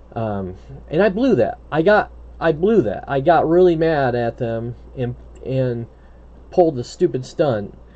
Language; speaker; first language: English; native; English